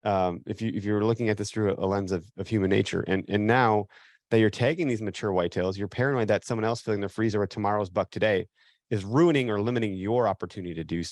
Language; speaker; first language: English; native; English